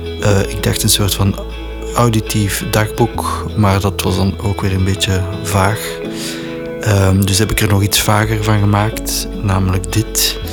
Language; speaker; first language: Dutch; native; Dutch